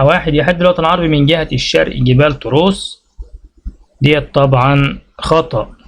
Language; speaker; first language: Arabic; native; Arabic